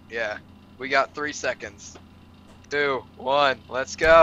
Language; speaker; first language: English; native; English